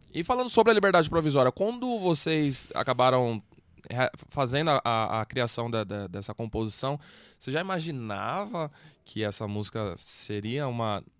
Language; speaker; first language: Portuguese; native; Portuguese